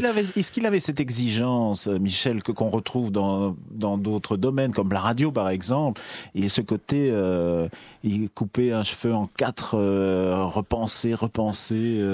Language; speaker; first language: French; native; French